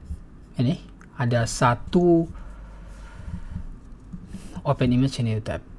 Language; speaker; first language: Indonesian; native; Indonesian